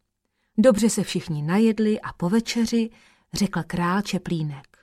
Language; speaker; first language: Czech; native; Czech